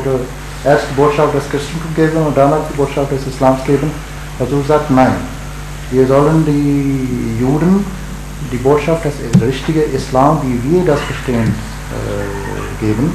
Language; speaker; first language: German; non-native, learner; Urdu